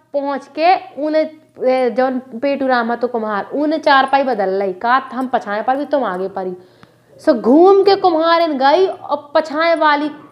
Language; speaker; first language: Hindi; native; Hindi